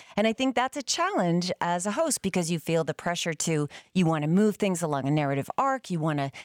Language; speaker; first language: English; native; English